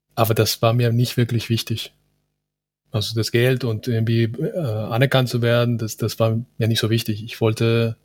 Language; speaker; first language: German; non-native, fluent; Spanish